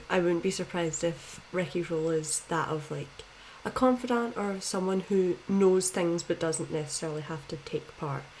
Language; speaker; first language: English; native; English